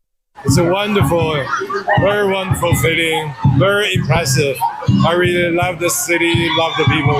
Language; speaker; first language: English; non-native, learner; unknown